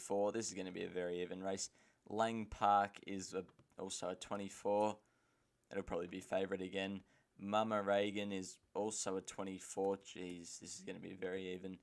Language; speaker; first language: English; native; English